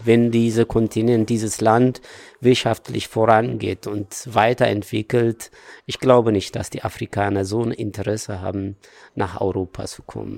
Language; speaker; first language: German; non-native, fluent; Amharic